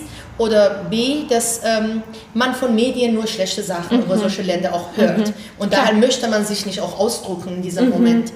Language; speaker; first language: German; non-native, fluent; Persian